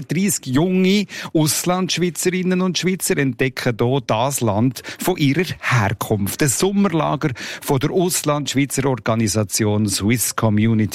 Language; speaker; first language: German; native; German